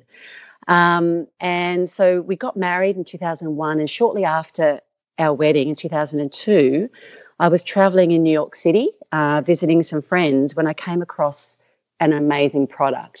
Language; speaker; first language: English; native; English